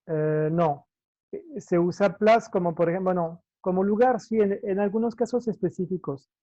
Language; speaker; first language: Spanish; non-native, fluent; French